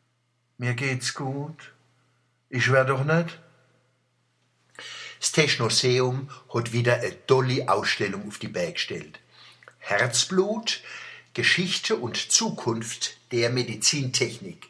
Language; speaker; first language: German; native; German